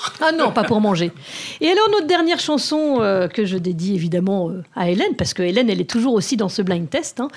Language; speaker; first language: French; native; French